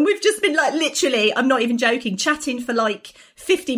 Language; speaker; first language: English; native; English